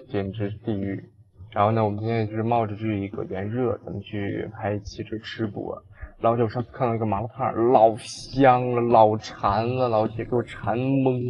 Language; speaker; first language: Chinese; native; Chinese